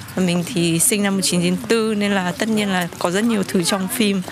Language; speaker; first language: German; non-native, fluent; Vietnamese